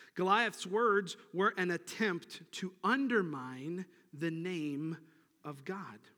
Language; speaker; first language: English; native; English